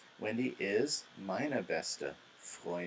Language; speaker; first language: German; non-native, fluent; English